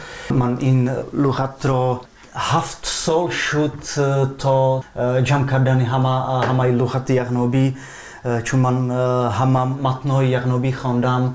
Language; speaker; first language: Persian; non-native, fluent; Czech